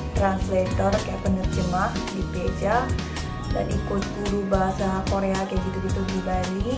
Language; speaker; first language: Indonesian; early bilingual, other home language; Korean